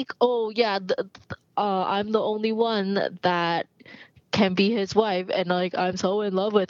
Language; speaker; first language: English; non-native, local second language; Cantonese